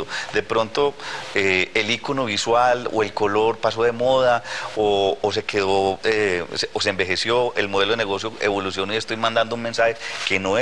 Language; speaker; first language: Spanish; native; Spanish